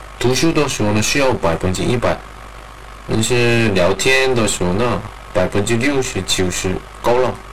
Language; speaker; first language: Chinese; non-native, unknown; Korean